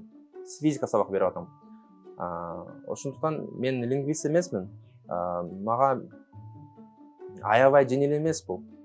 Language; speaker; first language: Kyrgyz; non-native, local second language; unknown